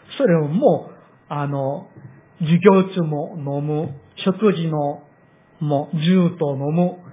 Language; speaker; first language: Japanese; non-native, fluent; Korean